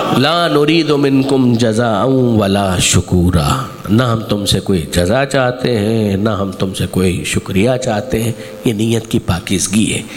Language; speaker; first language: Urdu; non-native, local second language; Gujarati